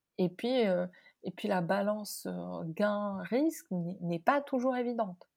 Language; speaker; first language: French; non-native, local second language; Arabic